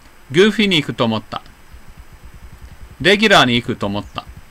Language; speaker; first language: Japanese; non-native, fluent; English